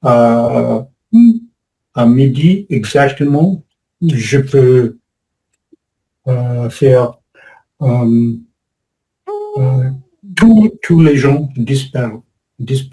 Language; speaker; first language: French; non-native, learner; English